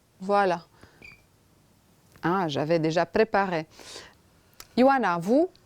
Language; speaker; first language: French; non-native, fluent; Romanian